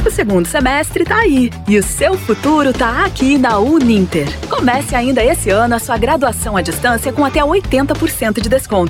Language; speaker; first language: Portuguese; native; Portuguese